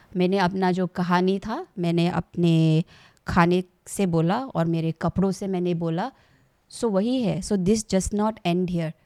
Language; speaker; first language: Hindi; non-native, local second language; Assamese